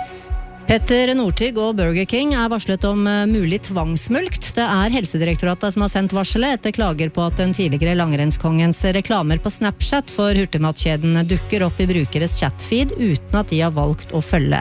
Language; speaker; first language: Norwegian; native; Norwegian